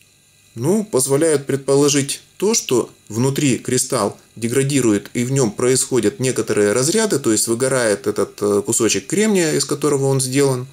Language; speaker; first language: Russian; native; Russian